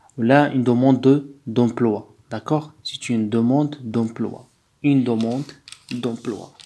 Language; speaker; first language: French; non-native, local second language; Arabic